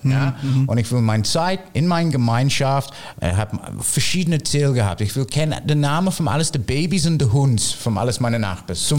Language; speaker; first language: German; non-native, fluent; English